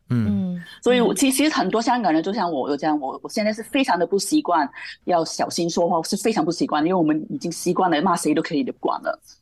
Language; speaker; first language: Chinese; non-native, local second language; Cantonese